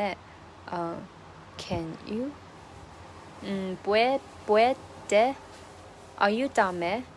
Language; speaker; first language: Spanish; non-native, learner; Chinese